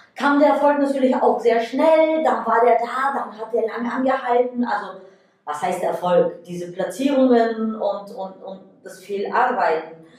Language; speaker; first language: German; non-native, fluent; Bulgarian